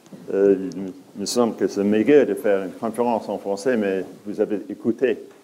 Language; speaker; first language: French; non-native, learner; English